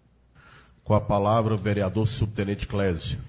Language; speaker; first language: Portuguese; native; Portuguese